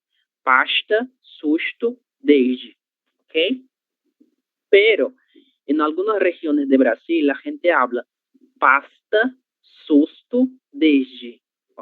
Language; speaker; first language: Spanish; non-native, learner; Portuguese